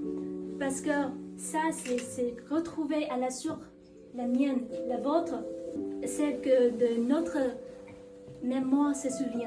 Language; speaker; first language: French; non-native, fluent; Vietnamese